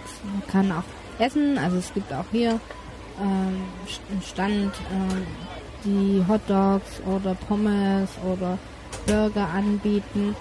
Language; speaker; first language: German; native; German